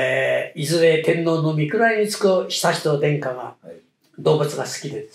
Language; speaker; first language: Japanese; native; Japanese